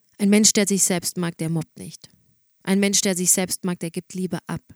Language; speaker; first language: German; native; German